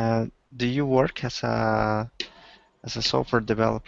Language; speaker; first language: English; non-native, learner; Spanish